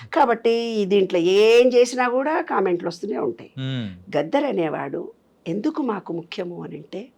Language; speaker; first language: Telugu; native; Telugu